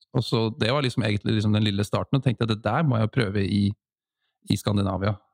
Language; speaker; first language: Norwegian; native; Norwegian